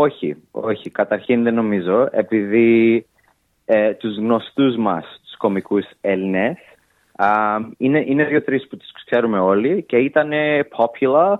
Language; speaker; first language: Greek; early bilingual, heritage; English